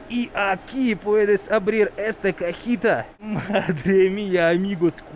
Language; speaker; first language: Spanish; non-native, learner; Russian